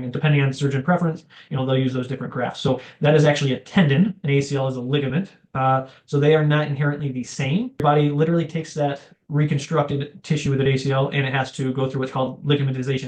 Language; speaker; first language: English; native; English